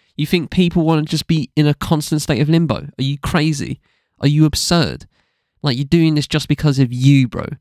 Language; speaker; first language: English; native; English